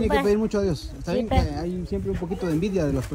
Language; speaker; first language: Spanish; native; Spanish